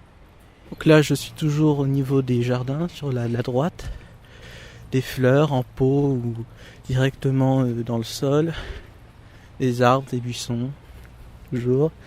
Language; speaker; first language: French; native; French